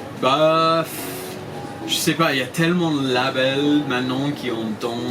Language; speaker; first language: French; non-native, fluent; English